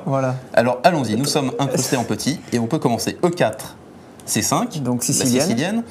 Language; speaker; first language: French; native; French